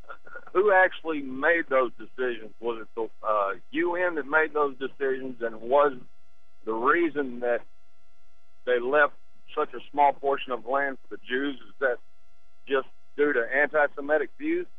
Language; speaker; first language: English; native; English